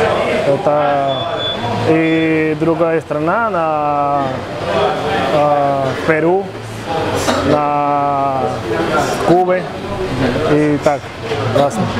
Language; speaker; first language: Russian; non-native, learner; Spanish